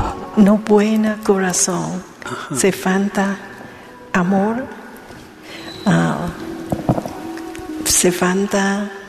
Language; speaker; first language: Spanish; non-native, learner; Vietnamese